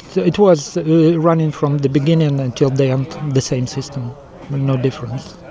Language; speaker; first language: English; non-native, fluent; Ukrainian